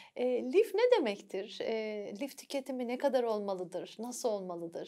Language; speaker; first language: Turkish; native; Turkish